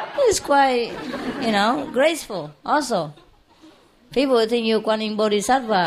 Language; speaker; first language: English; non-native, fluent; Vietnamese